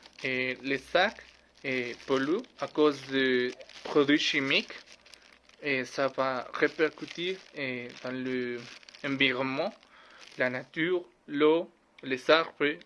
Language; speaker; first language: French; non-native, learner; Spanish